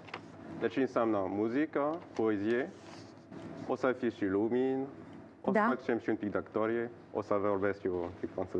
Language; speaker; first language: Romanian; non-native, learner; French